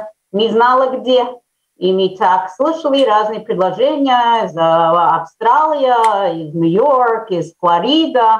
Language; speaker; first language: Russian; early bilingual, heritage; Russian